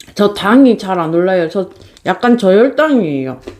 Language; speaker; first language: Korean; native; Korean